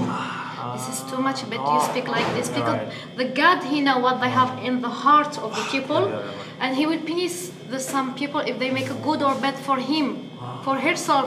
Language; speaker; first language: English; non-native, learner; Arabic